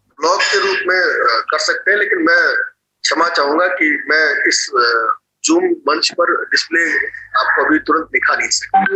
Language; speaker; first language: Hindi; non-native, local second language; Rajasthani